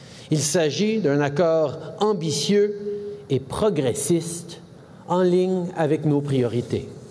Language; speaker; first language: French; native; French